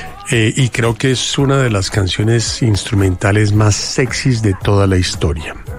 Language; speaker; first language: Spanish; native; Spanish